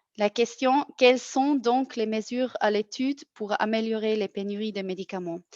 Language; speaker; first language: French; non-native, local second language; German